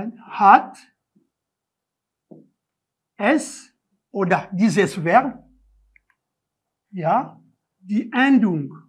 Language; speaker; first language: German; non-native, learner; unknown